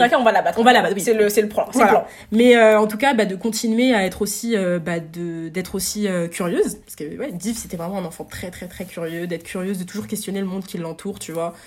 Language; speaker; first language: French; native; French